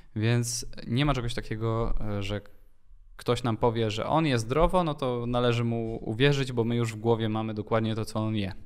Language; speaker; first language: Polish; native; Polish